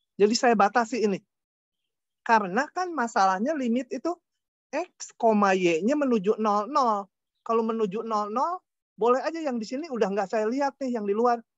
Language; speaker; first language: Indonesian; non-native, local second language; Sundanese